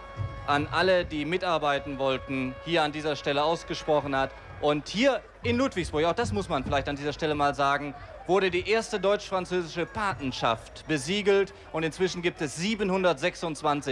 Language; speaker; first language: German; native; German